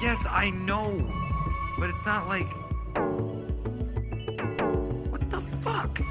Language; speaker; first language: English; native; English